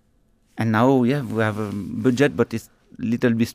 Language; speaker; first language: English; non-native, learner; French